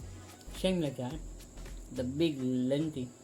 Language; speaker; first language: English; non-native, local second language; Tamil